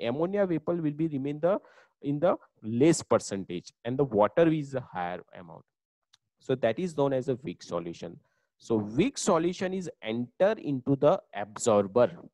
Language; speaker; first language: English; non-native, local second language; Gujarati